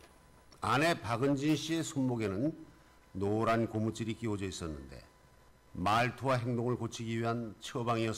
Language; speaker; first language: Korean; native; Korean